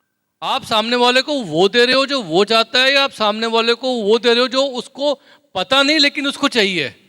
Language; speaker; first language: Hindi; native; Hindi